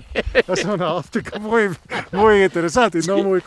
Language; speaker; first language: Spanish; non-native, learner; English